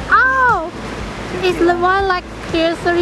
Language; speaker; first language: English; non-native, learner; Chinese